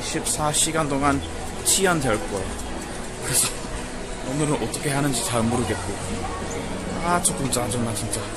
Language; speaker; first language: Korean; non-native, learner; English